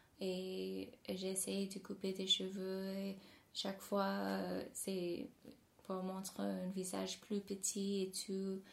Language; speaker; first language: French; non-native, fluent; English